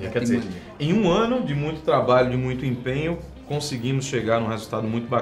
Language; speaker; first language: Portuguese; native; Portuguese